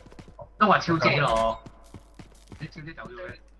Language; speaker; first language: Chinese; native; Chinese